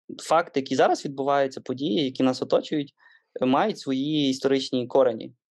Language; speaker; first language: Ukrainian; native; Ukrainian